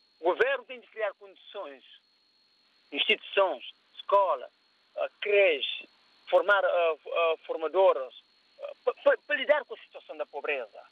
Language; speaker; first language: Portuguese; non-native, local second language; Kabuverdianu